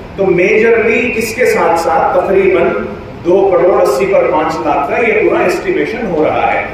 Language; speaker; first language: Hindi; non-native, local second language; Urdu